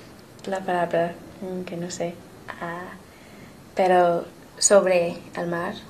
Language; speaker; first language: Spanish; non-native, learner; English